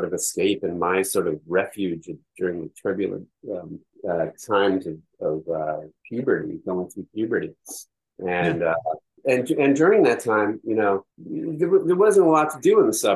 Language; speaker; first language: English; native; English